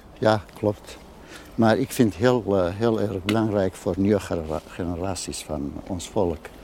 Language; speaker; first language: Dutch; non-native, fluent; Kurdish